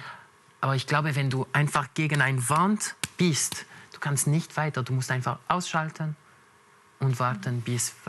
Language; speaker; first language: German; non-native, local second language; French